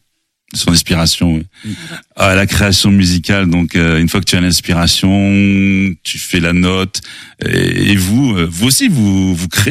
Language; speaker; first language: French; native; French